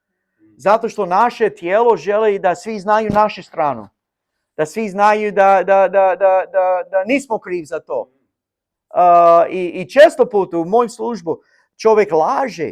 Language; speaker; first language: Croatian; non-native, learner; English